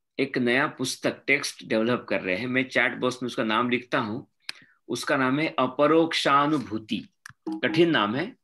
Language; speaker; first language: Hindi; non-native, local second language; Marathi